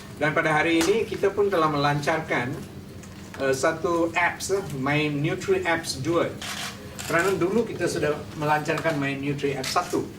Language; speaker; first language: Malay; non-native, local second language; Tamil